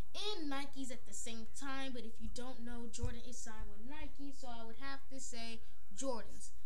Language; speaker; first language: English; native; English